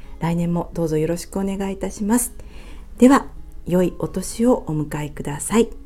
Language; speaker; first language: Japanese; native; Japanese